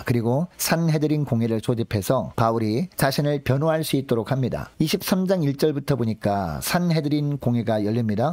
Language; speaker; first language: Korean; native; Korean